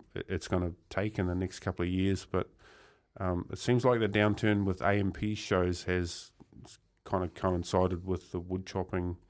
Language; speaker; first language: English; native; English